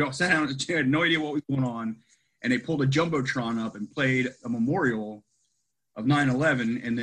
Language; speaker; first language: English; native; English